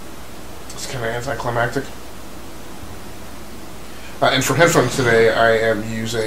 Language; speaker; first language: English; native; English